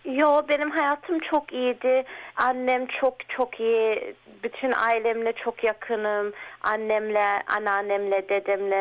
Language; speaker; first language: Turkish; early bilingual, heritage; Turkish